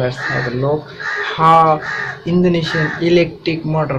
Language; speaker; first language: English; non-native, learner; Bangla